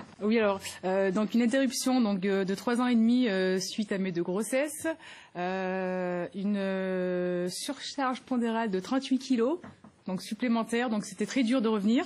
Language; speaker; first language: French; native; French